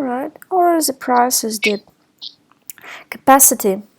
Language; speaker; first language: English; non-native, fluent; Russian